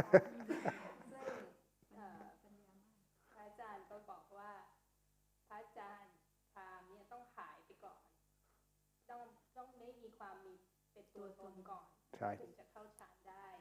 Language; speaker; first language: Thai; native; Thai